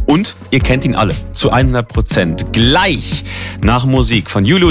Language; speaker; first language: German; native; German